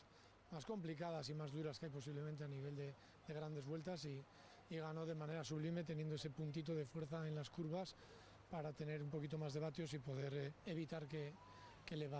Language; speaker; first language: Spanish; native; Spanish